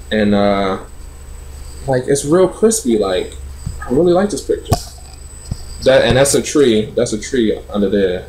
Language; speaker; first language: English; native; English